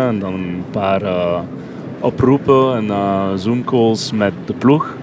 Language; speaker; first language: Dutch; non-native, local second language; French